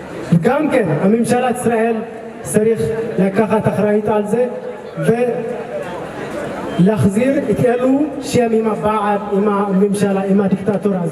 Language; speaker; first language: Hebrew; non-native, fluent; Tigrinya